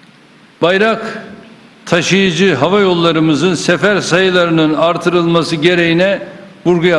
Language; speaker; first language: Turkish; native; Turkish